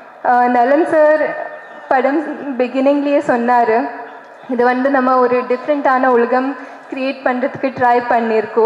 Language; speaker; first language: Tamil; non-native, learner; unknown